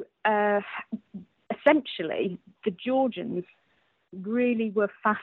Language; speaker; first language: English; native; English